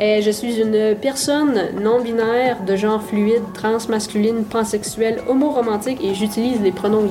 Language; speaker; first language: French; native; French